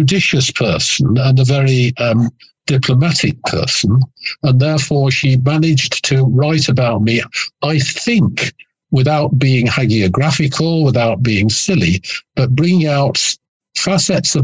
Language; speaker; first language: English; native; English